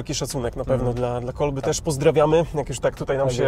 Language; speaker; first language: Polish; native; Polish